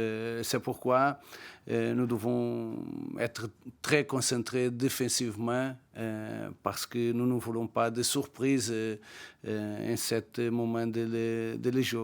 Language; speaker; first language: French; non-native, learner; Portuguese